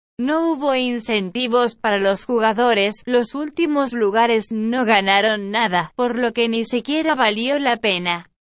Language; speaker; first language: Spanish; non-native, learner; Portuguese